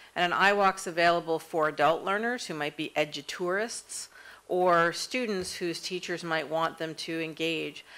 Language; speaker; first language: English; native; English